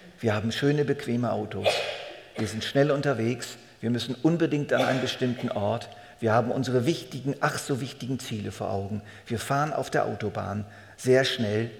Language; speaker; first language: German; native; German